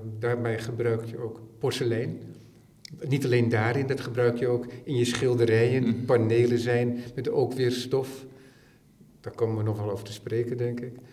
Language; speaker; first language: Dutch; native; Dutch